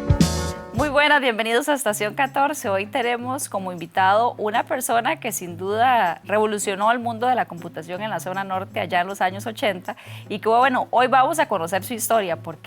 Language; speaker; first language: Spanish; native; Spanish